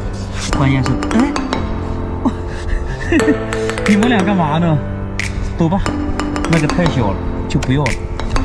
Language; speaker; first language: Chinese; native; Chinese